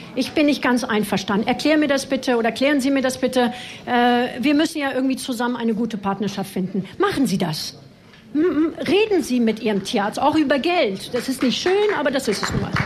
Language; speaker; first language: German; non-native, fluent; French